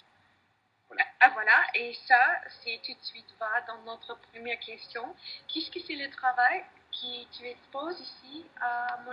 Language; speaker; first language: French; non-native, learner; English